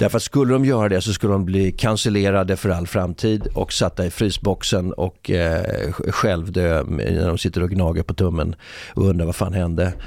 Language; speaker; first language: Swedish; native; Swedish